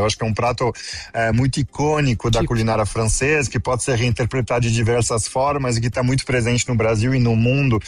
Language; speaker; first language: Portuguese; non-native, fluent; French